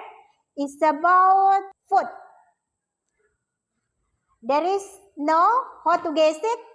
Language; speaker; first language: English; non-native, learner; Indonesian